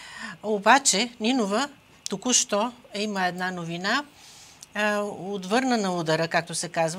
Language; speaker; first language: Bulgarian; native; Bulgarian